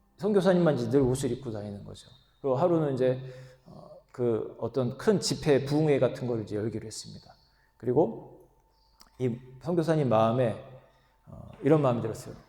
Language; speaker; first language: Korean; native; Korean